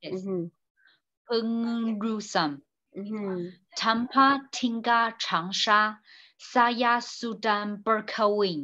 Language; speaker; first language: Indonesian; non-native, learner; Chinese